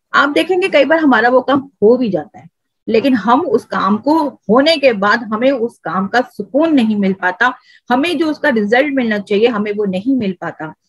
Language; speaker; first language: Hindi; native; Hindi